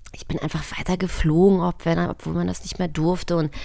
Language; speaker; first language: German; native; German